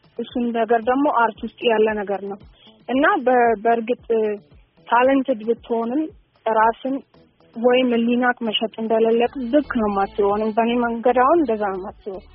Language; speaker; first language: Amharic; non-native, local second language; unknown